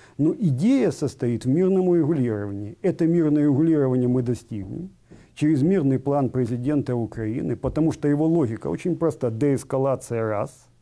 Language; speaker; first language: Russian; native; Russian